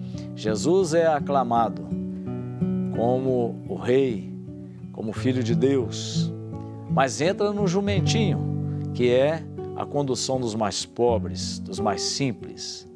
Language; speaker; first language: Portuguese; native; Portuguese